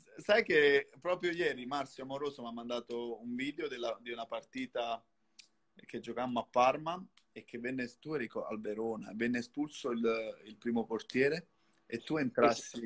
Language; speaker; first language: Italian; native; Italian